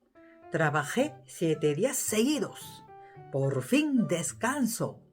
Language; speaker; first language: Spanish; non-native, fluent; Japanese